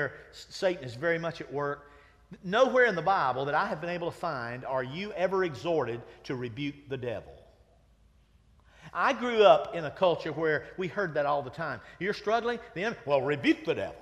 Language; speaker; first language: English; native; English